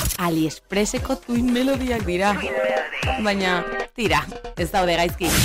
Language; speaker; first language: Basque; native; Basque